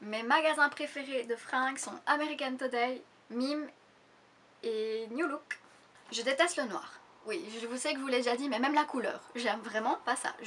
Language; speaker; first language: French; native; French